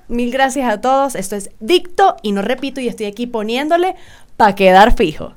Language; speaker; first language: Spanish; native; Spanish